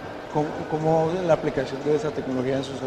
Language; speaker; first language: Spanish; native; Spanish